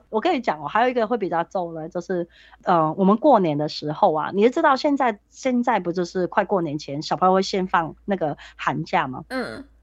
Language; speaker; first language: Chinese; non-native, local second language; Cantonese